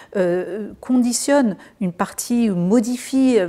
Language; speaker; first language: French; native; French